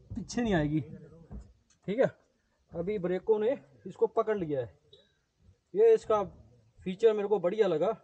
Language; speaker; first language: Hindi; non-native, local second language; Punjabi